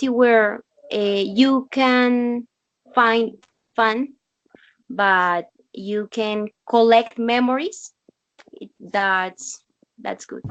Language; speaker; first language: English; non-native, learner; Spanish